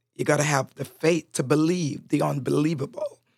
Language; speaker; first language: English; non-native, fluent; Spanish